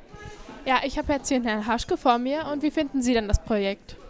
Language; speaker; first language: German; native; German